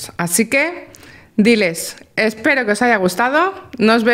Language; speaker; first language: Spanish; native; Spanish